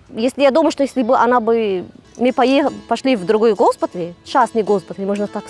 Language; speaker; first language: Russian; non-native, fluent; Arabic